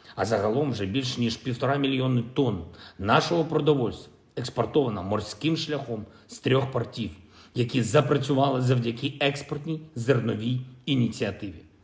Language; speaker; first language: Ukrainian; non-native, local second language; Russian